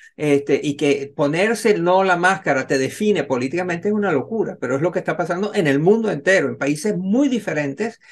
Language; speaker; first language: Spanish; native; Spanish